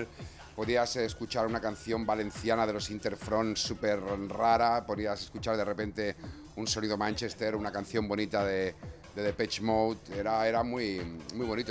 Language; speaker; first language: Spanish; native; Spanish